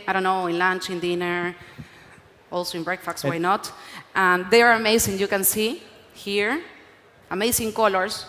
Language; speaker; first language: English; non-native, learner; Spanish